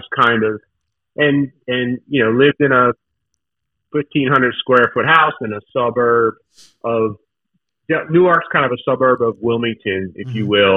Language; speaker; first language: English; native; English